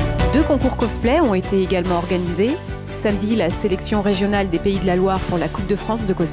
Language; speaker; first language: French; native; French